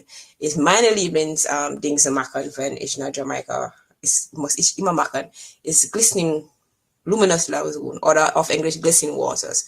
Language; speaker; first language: German; non-native, fluent; English